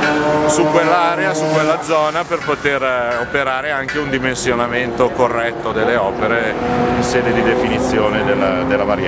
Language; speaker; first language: Italian; native; Italian